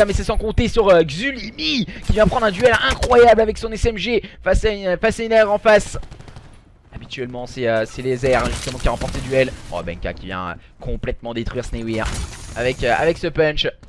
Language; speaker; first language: French; native; French